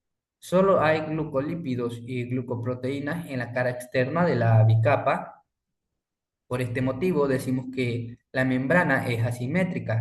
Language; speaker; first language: Spanish; native; Spanish